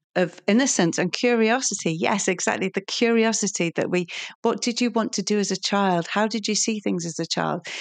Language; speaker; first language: English; native; English